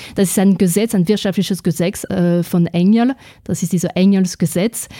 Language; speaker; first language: German; non-native, fluent; French